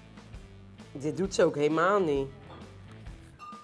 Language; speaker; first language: Dutch; native; Dutch